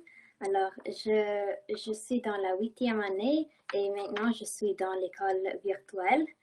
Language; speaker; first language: French; non-native, local second language; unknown